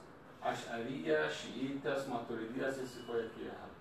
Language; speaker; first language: Portuguese; non-native, learner; Persian